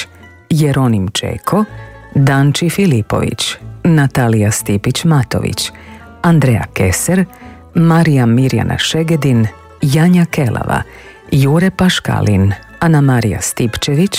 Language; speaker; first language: Croatian; native; Croatian